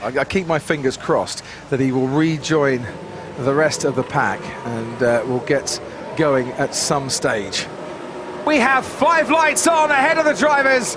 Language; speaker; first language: English; native; English